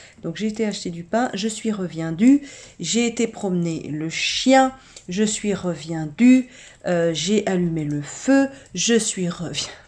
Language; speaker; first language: French; native; French